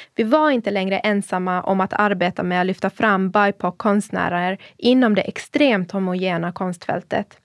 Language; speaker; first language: Swedish; native; Swedish